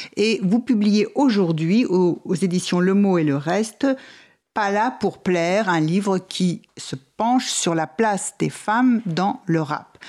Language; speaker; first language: French; native; French